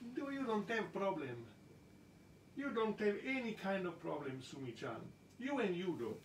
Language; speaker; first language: English; non-native, learner; Italian